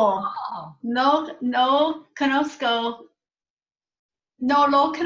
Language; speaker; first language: Spanish; non-native, learner; English